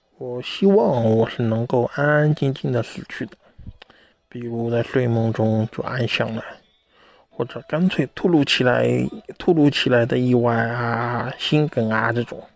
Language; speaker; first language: Chinese; native; Chinese